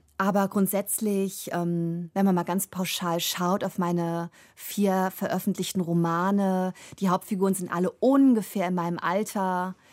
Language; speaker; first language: German; native; German